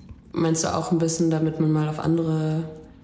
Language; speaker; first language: German; native; German